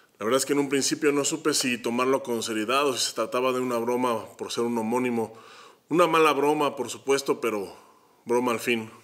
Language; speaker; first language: Spanish; native; Spanish